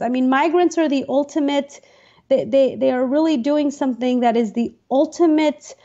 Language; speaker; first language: English; native; English